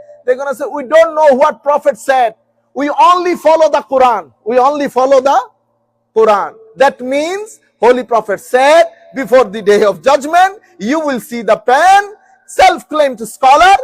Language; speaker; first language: English; non-native, local second language; Bangla